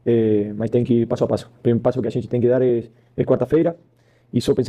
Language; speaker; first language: Portuguese; non-native, fluent; Spanish